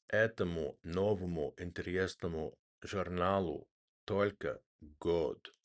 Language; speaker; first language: Russian; non-native, learner; English